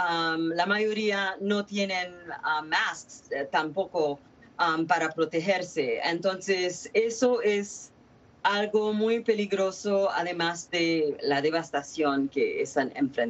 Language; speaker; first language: Spanish; non-native, fluent; Haitian Creole